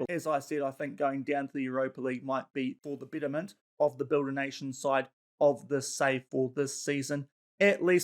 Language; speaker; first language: English; native; English